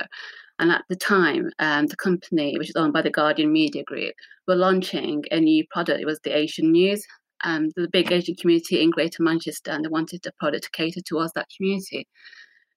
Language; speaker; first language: English; native; English